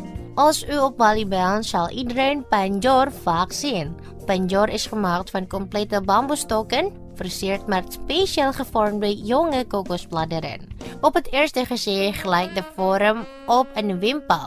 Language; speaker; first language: Dutch; non-native, fluent; Indonesian